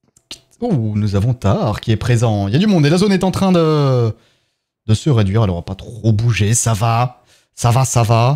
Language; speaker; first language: French; native; French